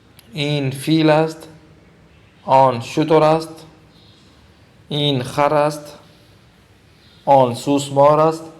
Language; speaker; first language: Persian; non-native, fluent; Urdu